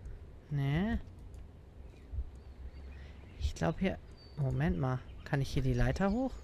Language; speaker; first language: German; native; German